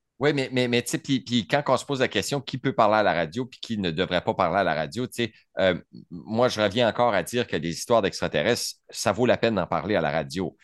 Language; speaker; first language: French; native; French